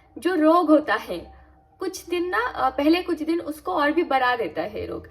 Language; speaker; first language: Hindi; non-native, local second language; Bangla